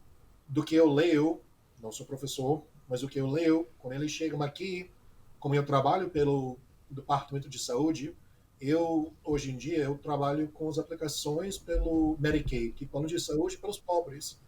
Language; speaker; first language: Portuguese; non-native, fluent; English